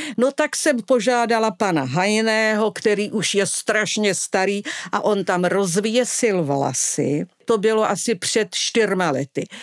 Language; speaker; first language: Czech; non-native, fluent; Italian